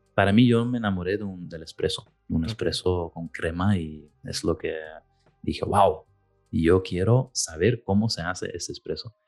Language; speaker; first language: Spanish; non-native, fluent; Dutch